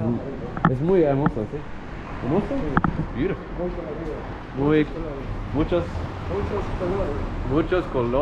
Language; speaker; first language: Spanish; non-native, learner; English